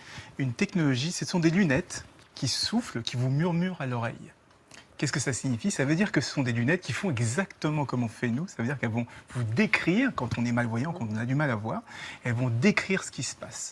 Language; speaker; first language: French; native; French